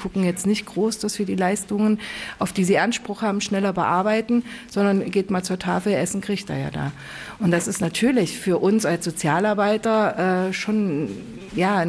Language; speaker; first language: German; native; German